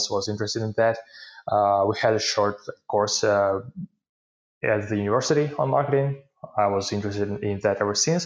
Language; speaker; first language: English; non-native, fluent; Ukrainian